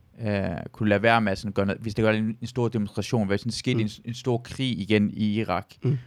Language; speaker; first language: Danish; early bilingual, other home language; Persian